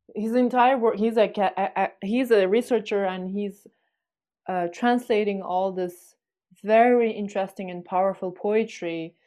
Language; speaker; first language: English; non-native, fluent; Chinese